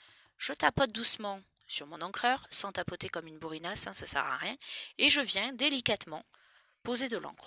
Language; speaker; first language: French; native; French